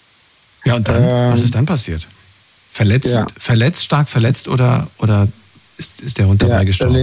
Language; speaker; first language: German; native; German